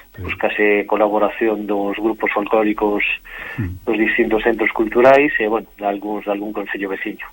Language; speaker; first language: Galician; native; Galician